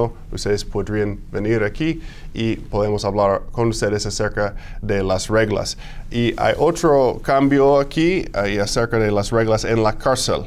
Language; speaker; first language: Spanish; non-native, fluent; English